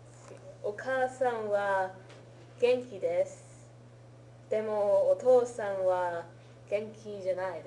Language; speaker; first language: Japanese; non-native, learner; English